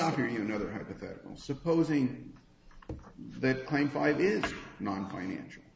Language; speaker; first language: English; native; English